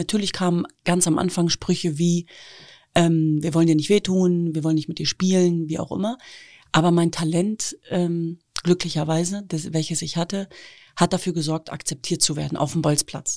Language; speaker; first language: German; native; German